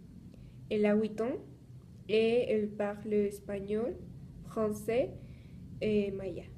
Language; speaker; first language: French; non-native, learner; Spanish